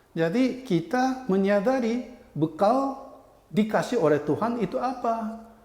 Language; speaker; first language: Indonesian; non-native, fluent; Japanese